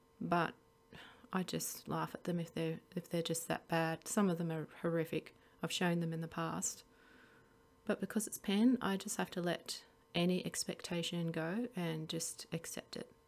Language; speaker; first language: English; native; English